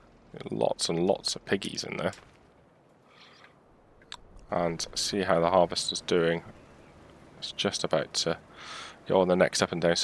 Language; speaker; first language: English; native; English